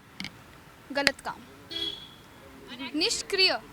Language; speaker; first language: Hindi; native; Hindi